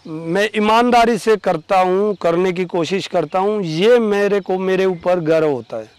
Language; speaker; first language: Hindi; native; Hindi